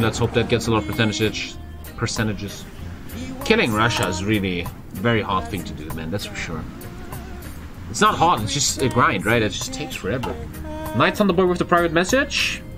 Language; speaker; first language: English; non-native, fluent; German